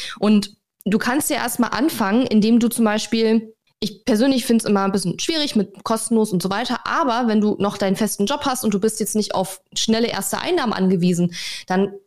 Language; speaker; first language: German; native; German